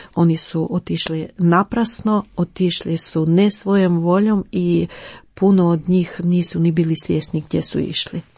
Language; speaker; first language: Croatian; non-native, fluent; Ukrainian